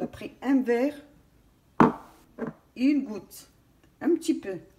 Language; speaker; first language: French; non-native, local second language; Arabic